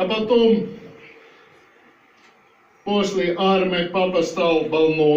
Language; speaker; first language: Russian; non-native, learner; Dutch